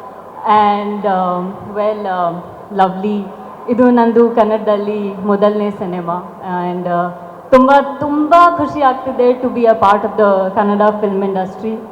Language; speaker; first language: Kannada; non-native, learner; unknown